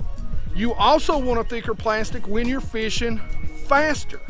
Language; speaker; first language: English; native; English